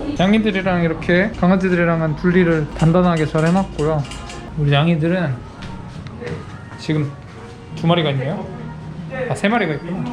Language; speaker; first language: Korean; native; Korean